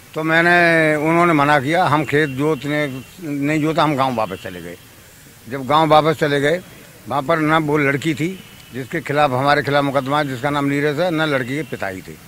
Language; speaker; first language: Hindi; native; Hindi